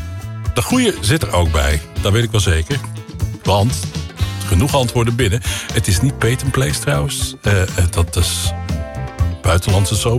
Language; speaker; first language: Dutch; native; Dutch